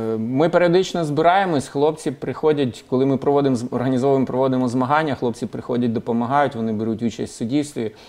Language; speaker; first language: Ukrainian; non-native, local second language; Russian